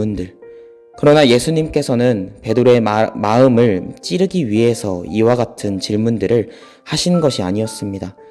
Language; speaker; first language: Korean; native; Korean